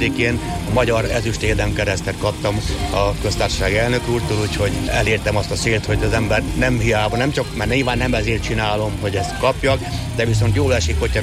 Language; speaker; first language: Hungarian; native; Hungarian